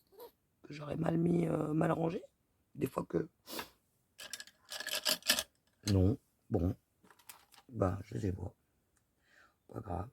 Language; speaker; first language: French; native; French